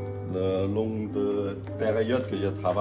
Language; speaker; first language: French; non-native, fluent; Vietnamese